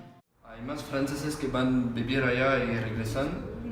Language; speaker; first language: Spanish; non-native, learner; French